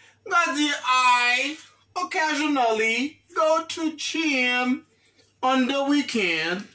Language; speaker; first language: English; non-native, fluent; Haitian Creole